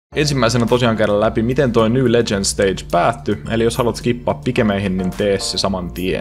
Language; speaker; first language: Finnish; native; Finnish